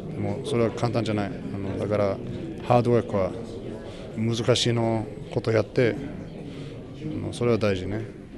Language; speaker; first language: Japanese; non-native, fluent; English